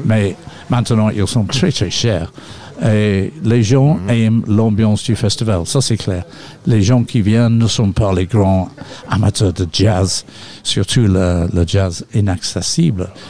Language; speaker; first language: French; non-native, fluent; English